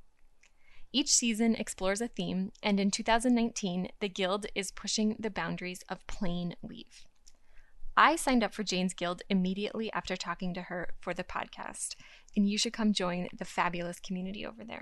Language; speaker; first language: English; native; English